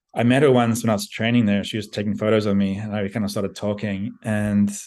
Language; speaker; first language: English; native; English